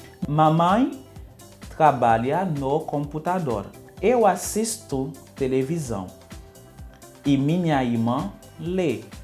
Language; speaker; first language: Portuguese; non-native, learner; Haitian Creole